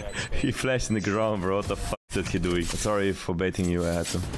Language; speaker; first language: English; non-native, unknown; German